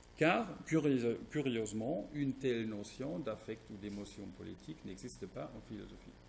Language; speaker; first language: French; non-native, fluent; German